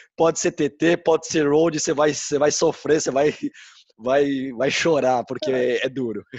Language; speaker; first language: Portuguese; native; Portuguese